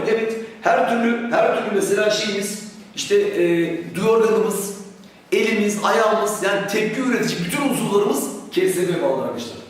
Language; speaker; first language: Turkish; native; Turkish